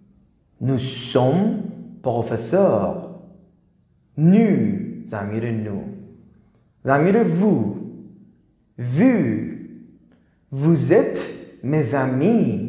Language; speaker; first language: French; non-native, fluent; Persian